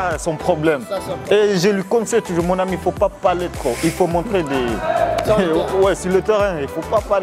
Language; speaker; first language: French; non-native, local second language; Rundi